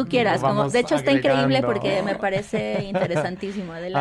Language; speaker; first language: Spanish; native; Spanish